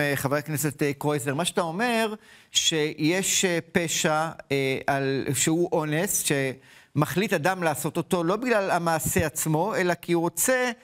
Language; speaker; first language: Hebrew; native; Hebrew